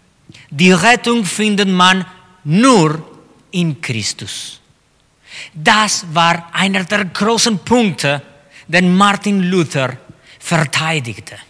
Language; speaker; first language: German; non-native, fluent; Spanish